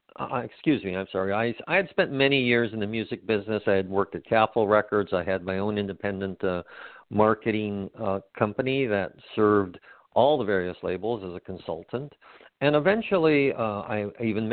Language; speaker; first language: English; native; English